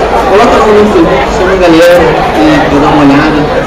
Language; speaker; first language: Portuguese; native; Portuguese